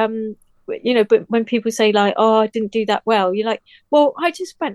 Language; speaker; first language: English; native; English